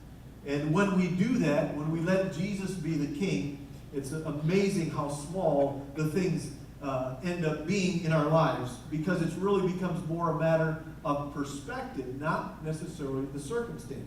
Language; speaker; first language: English; native; English